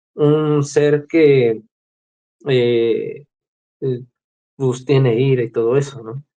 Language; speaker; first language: Spanish; native; Spanish